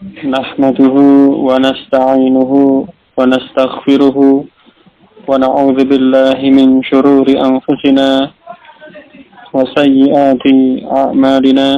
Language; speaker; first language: Arabic; non-native, fluent; Indonesian